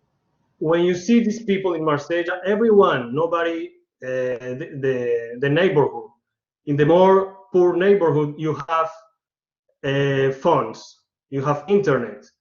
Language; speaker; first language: English; non-native, learner; Spanish